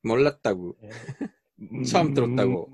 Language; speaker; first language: Korean; non-native, fluent; Japanese